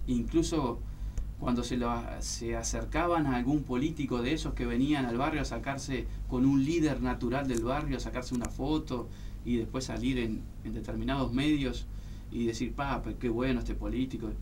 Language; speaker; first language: Spanish; native; Spanish